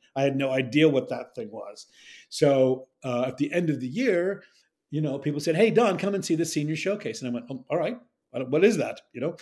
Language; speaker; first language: English; native; English